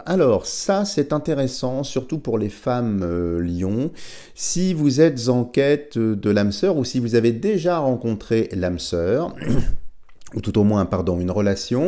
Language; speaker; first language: French; native; French